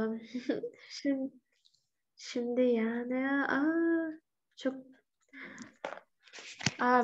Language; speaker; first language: Turkish; non-native, learner; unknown